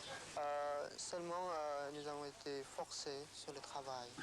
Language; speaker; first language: French; non-native, local second language; Khmer